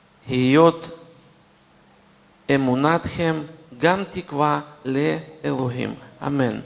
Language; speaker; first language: Hebrew; non-native, fluent; Russian